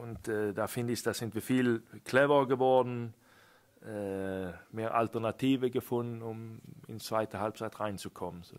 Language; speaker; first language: German; non-native, fluent; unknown